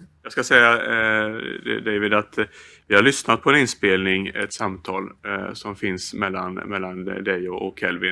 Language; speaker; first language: Swedish; native; Swedish